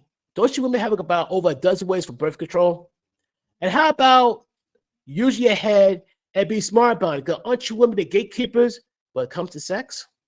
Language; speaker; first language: English; native; English